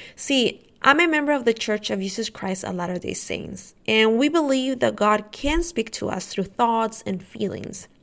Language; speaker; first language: English; non-native, fluent; Spanish